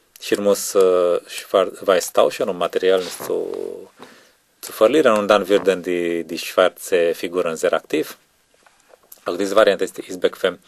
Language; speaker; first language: German; non-native, learner; Romanian